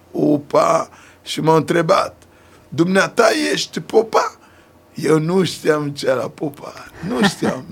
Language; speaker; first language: Romanian; non-native, fluent; Sango